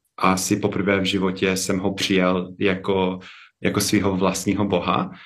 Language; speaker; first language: Czech; non-native, fluent; English